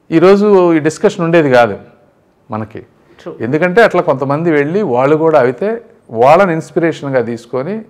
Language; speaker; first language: Telugu; native; Telugu